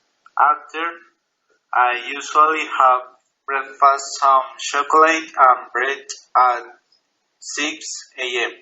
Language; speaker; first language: English; non-native, learner; Spanish